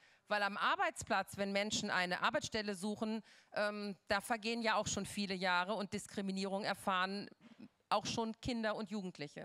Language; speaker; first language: German; native; German